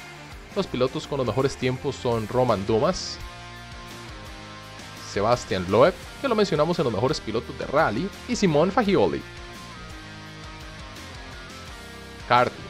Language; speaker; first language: Spanish; native; Spanish